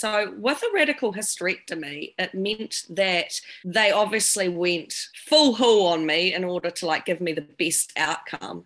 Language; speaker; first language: English; native; English